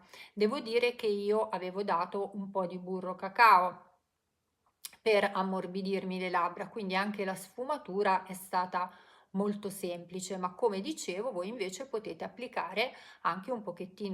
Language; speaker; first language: Italian; native; Italian